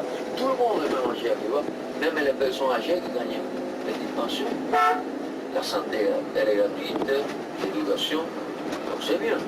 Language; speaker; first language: French; non-native, fluent; Spanish